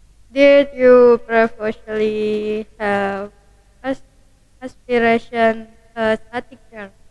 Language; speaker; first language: English; non-native, learner; Indonesian